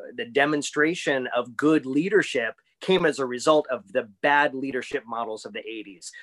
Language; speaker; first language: English; native; English